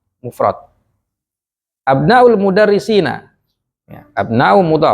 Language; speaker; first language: Arabic; non-native, fluent; Indonesian